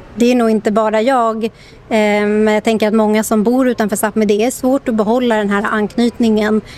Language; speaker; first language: Swedish; native; Swedish